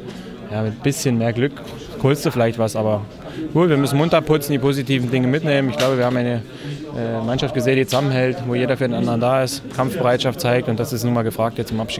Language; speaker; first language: German; native; German